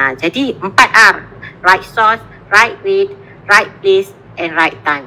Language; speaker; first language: English; non-native, local second language; Malay